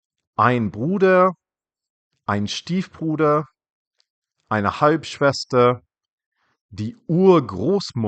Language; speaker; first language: German; non-native, fluent; English